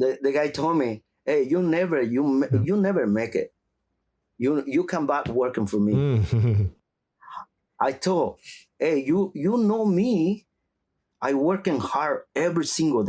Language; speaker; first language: English; non-native, learner; Spanish